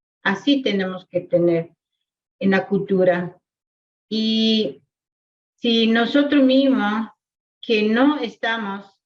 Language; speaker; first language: Spanish; non-native, local second language; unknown